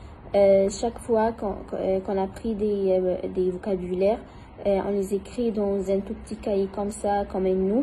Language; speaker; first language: French; non-native, fluent; Arabic